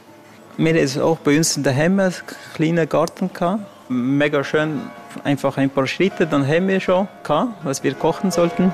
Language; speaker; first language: German; non-native, fluent; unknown